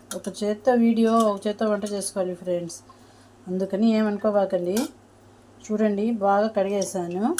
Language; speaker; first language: Telugu; non-native, local second language; Urdu